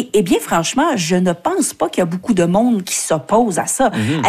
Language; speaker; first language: French; native; French